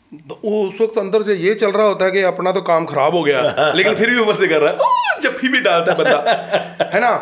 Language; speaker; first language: Hindi; native; Hindi